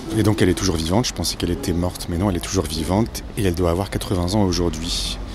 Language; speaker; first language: French; native; French